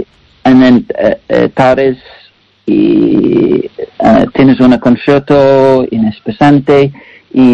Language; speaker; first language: Spanish; non-native, learner; English